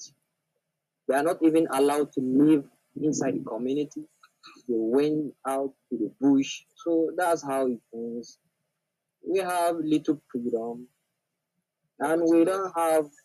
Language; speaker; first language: English; non-native, local second language; Hausa